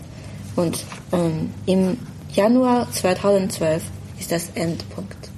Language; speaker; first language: German; non-native, fluent; Chinese